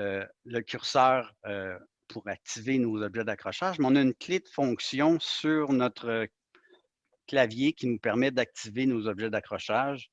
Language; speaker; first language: French; native; French